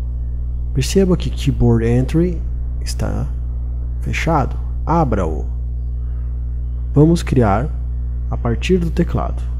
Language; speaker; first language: Portuguese; native; Portuguese